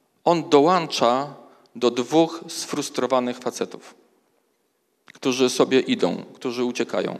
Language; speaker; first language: Polish; native; Polish